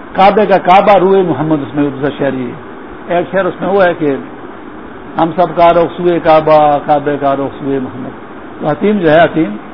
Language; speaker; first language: Urdu; non-native, local second language; Pashto